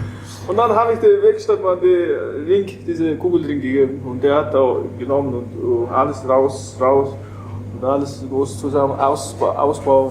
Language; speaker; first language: German; non-native, learner; Mongolian